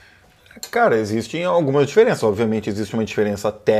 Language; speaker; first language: Portuguese; native; Portuguese